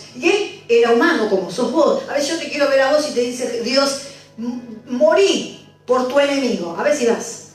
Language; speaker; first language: Spanish; native; Spanish